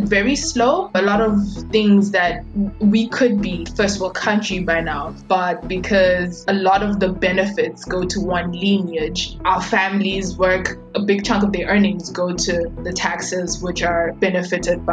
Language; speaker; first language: English; non-native, local second language; Swati